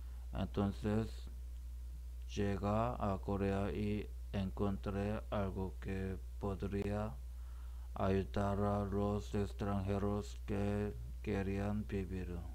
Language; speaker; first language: Spanish; non-native, learner; Korean